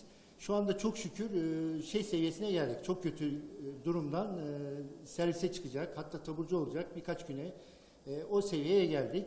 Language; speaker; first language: Turkish; non-native, fluent; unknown